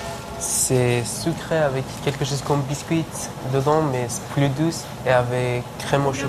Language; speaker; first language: French; non-native, learner; Persian